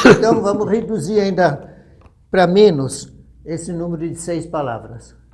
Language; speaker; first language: Portuguese; early bilingual, other home language; German